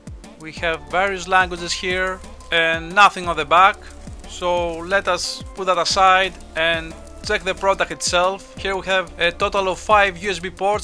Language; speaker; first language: English; non-native, fluent; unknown